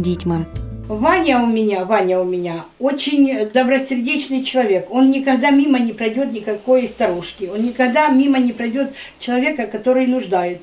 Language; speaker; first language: Russian; native; Russian